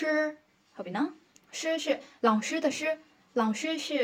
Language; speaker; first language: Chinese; non-native, fluent; Burmese